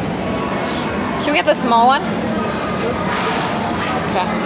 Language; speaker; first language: English; non-native, learner; Indonesian